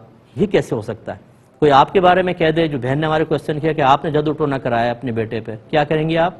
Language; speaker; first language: Urdu; native; Urdu